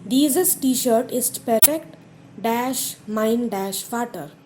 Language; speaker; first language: German; non-native, fluent; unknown